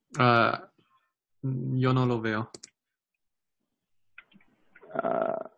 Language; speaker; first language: Spanish; non-native, learner; English